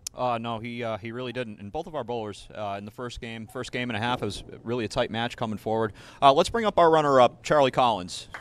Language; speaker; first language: English; native; English